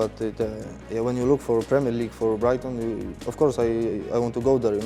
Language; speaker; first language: English; non-native, fluent; Polish